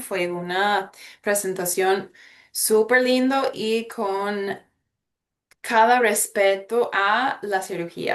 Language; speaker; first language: Spanish; early bilingual, heritage; Spanish